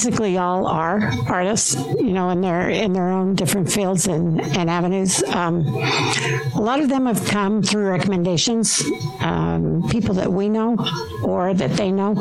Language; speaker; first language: English; native; English